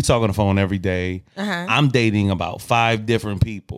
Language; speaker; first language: English; native; English